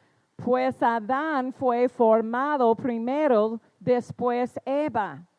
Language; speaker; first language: Spanish; non-native, fluent; English